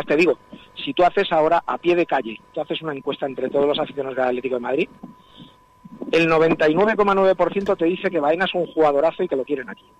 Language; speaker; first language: Spanish; native; Spanish